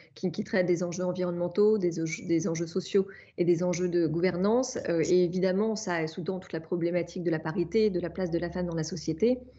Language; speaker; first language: French; native; French